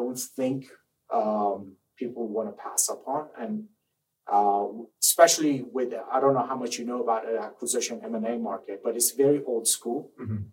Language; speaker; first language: English; non-native, fluent; Persian